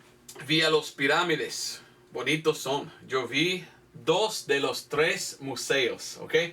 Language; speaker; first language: Spanish; non-native, fluent; English